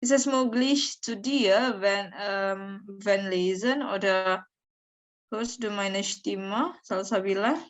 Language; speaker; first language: German; non-native, fluent; Indonesian